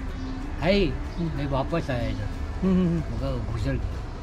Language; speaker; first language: Hindi; non-native, local second language; Chinese